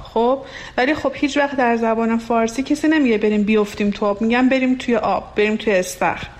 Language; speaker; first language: Persian; non-native, local second language; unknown